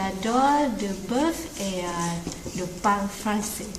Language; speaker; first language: French; non-native, learner; Vietnamese